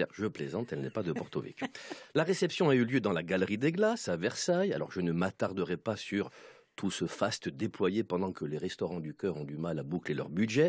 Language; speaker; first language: French; native; French